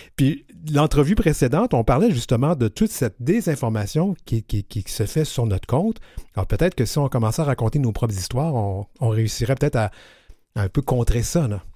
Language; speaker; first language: French; native; French